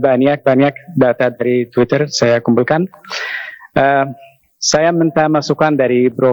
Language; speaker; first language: Indonesian; non-native, fluent; Arabic